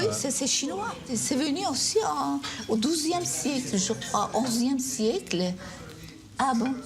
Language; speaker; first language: French; non-native, fluent; Turkish